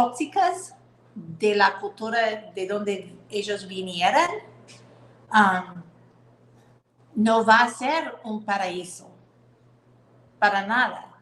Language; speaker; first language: Spanish; non-native, fluent; English